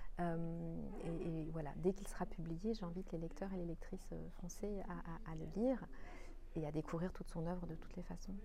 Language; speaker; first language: French; non-native, local second language; Kinyarwanda